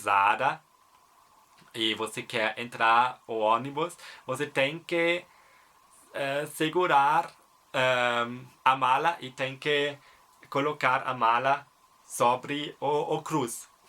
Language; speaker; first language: Portuguese; non-native, fluent; German